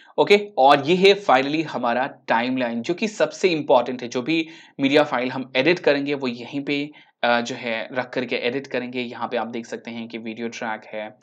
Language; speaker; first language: Hindi; native; Hindi